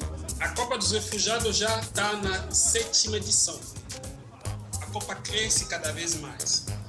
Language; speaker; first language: Portuguese; non-native, fluent; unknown